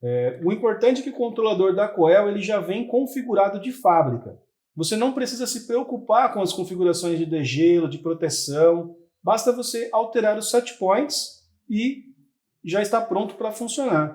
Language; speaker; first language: Portuguese; native; Portuguese